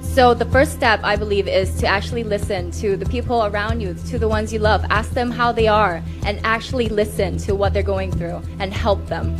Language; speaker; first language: English; non-native, fluent; Thai